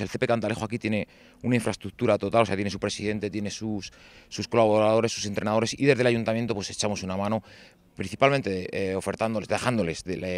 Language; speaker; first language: Spanish; native; Spanish